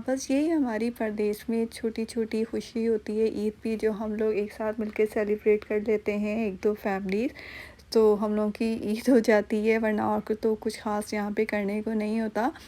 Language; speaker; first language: Urdu; non-native, local second language; Punjabi